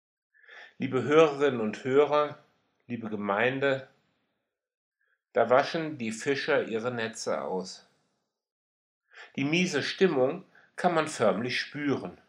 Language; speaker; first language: German; native; German